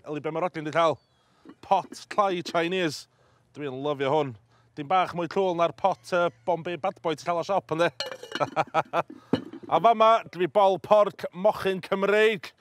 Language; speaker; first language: Welsh; native; Welsh